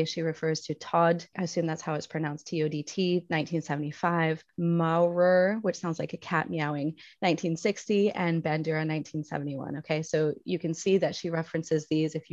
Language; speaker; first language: English; native; English